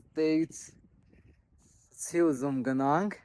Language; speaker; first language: Armenian; non-native, learner; Hindi